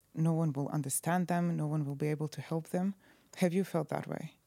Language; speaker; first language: English; non-native, fluent; Croatian